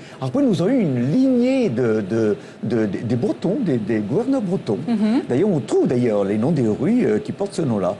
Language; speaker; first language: French; non-native, local second language; Tamil